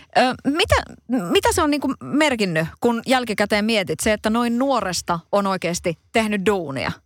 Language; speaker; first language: Finnish; native; Finnish